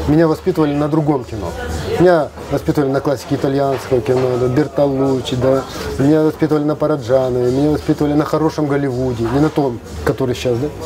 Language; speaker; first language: Russian; non-native, local second language; Kazakh